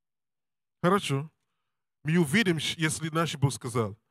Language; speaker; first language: Russian; non-native, learner; English